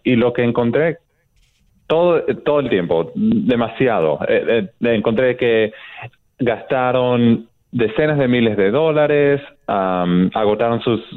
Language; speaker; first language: Spanish; non-native, fluent; English